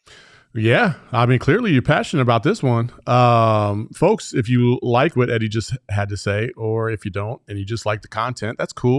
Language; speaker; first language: English; native; English